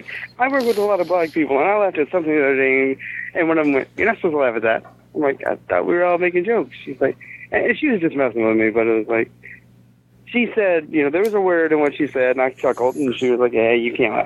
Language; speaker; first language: English; native; English